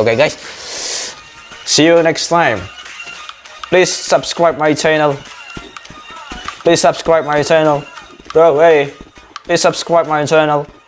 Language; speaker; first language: English; non-native, learner; Indonesian